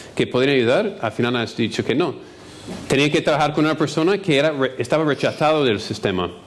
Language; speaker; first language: Spanish; non-native, fluent; English